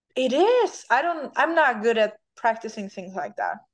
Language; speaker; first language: English; non-native, fluent; Swedish